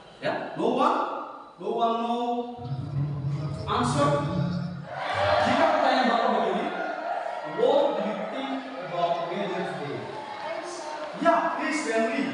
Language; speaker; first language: English; non-native, learner; Indonesian